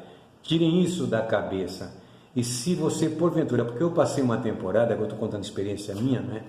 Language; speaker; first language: Portuguese; native; Portuguese